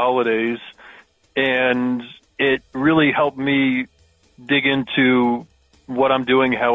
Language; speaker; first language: English; native; English